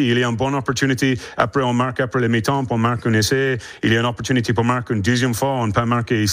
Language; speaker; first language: French; non-native, learner; English